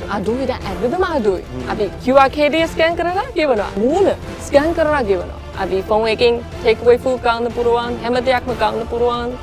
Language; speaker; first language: Sinhala; non-native, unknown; Chinese